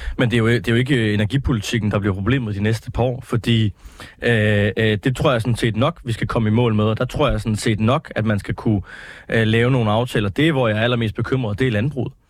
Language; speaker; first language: Danish; native; Danish